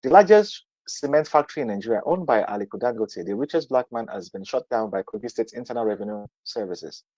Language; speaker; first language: English; non-native, local second language; Yoruba